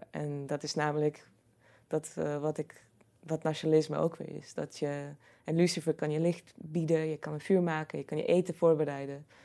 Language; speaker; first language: Dutch; non-native, fluent; Croatian